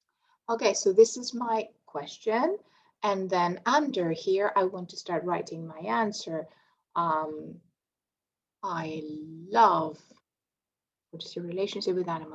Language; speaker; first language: English; non-native, fluent; Greek